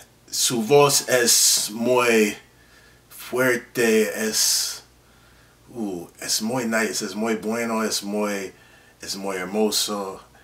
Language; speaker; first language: Spanish; non-native, learner; English